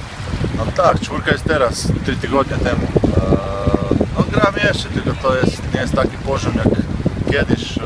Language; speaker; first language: Polish; non-native, learner; Slovenian